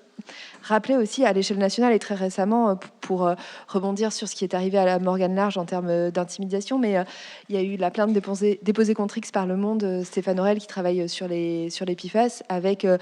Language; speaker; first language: French; native; French